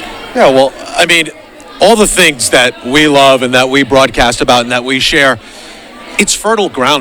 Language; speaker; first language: English; native; English